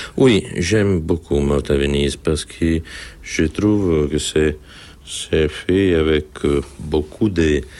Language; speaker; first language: French; non-native, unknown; Italian